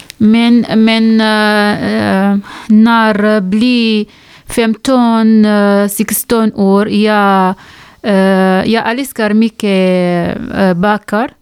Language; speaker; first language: Swedish; non-native, learner; Arabic